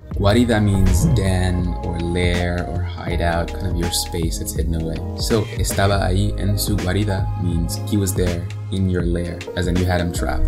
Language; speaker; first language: English; native; English